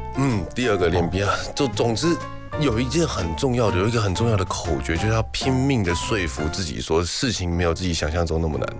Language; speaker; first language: Chinese; native; Chinese